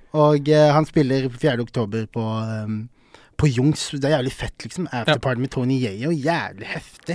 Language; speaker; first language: Norwegian; early bilingual, other home language; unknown